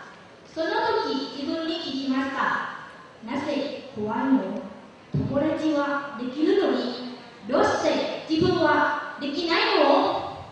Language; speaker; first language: Japanese; non-native, learner; Lao